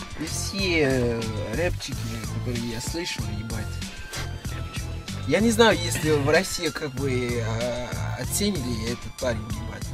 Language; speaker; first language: Russian; non-native, learner; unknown